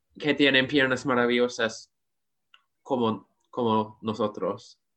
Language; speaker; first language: Spanish; non-native, learner; English